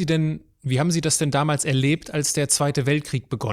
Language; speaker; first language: German; native; German